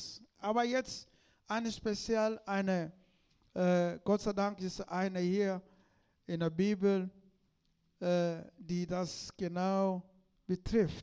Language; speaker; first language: German; non-native, learner; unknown